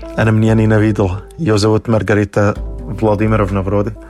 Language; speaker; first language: Russian; non-native, fluent; Arabic